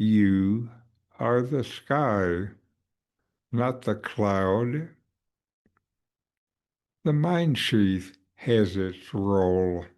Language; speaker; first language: English; native; English